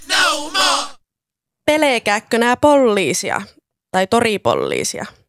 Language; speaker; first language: Finnish; native; Finnish